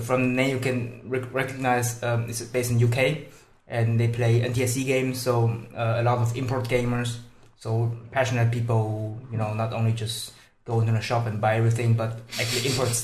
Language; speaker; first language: English; non-native, fluent; Chinese